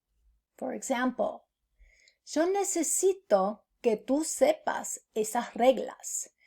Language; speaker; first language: Spanish; non-native, fluent; English